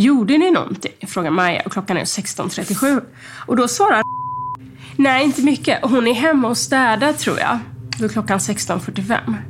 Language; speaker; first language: Swedish; native; Swedish